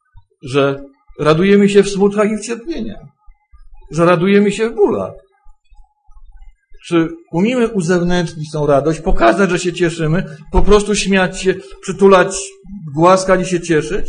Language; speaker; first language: Polish; native; Polish